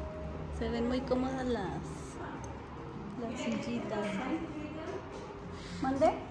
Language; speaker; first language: Spanish; native; Spanish